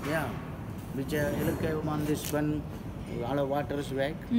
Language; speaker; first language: Dutch; non-native, learner; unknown